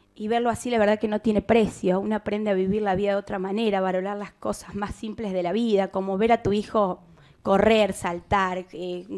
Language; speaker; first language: Spanish; native; Spanish